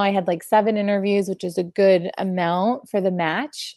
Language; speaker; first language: English; native; English